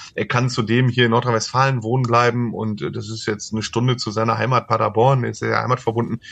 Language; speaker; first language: German; native; German